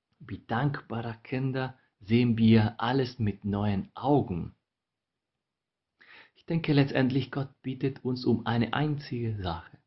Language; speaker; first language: German; non-native, fluent; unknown